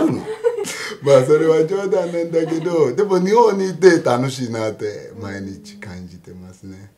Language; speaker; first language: Japanese; non-native, fluent; Yoruba